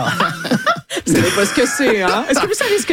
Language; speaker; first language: French; native; French